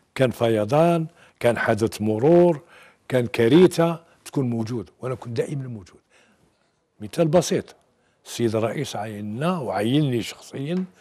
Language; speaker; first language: Arabic; native; Arabic